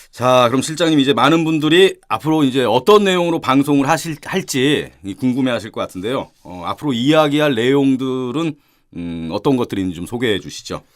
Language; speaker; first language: Korean; native; Korean